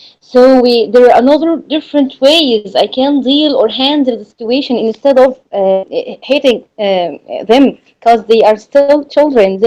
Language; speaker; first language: English; non-native, learner; Arabic